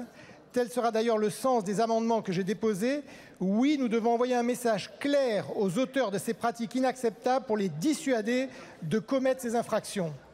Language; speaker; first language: French; native; French